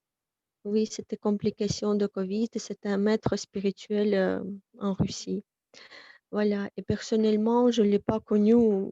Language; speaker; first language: French; non-native, fluent; Russian